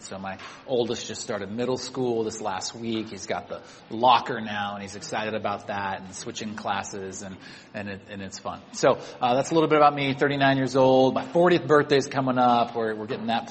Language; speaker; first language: English; native; English